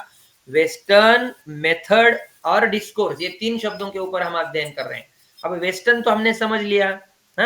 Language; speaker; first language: Hindi; native; Hindi